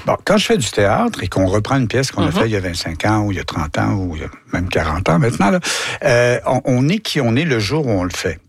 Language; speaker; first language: French; native; French